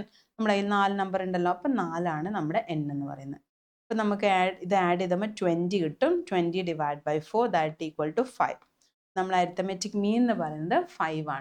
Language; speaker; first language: Malayalam; native; Malayalam